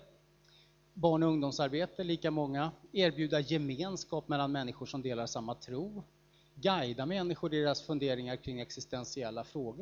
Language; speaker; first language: Swedish; native; Swedish